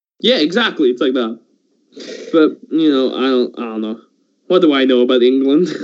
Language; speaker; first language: English; early bilingual, other home language; Persian